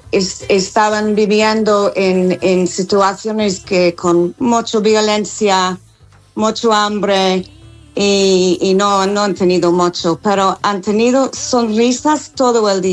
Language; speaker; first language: Spanish; non-native, fluent; English